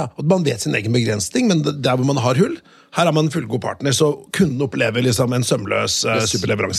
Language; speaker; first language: Norwegian; native; Norwegian